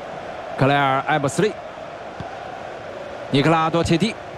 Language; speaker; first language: Chinese; native; Chinese